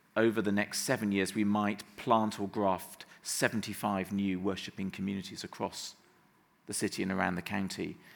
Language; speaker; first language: English; native; English